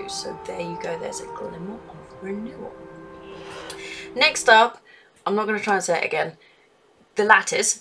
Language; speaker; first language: English; native; English